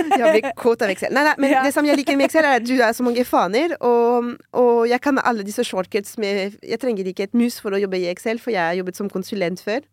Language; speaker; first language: Norwegian; non-native, fluent; French